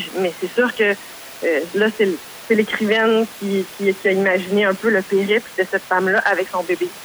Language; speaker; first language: French; native; French